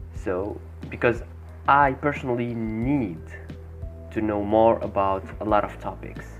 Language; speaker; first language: English; non-native, fluent; Arabic